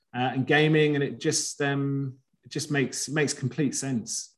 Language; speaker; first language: English; native; English